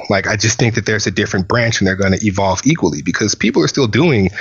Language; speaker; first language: English; native; English